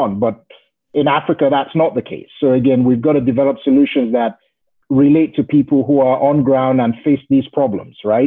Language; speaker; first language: English; non-native, local second language; Yoruba